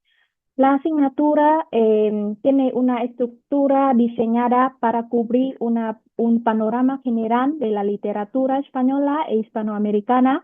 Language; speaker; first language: Spanish; non-native, fluent; Vietnamese